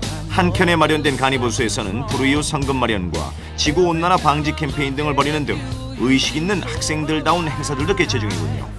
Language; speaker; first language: Korean; native; Korean